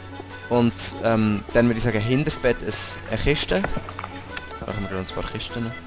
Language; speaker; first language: German; native; German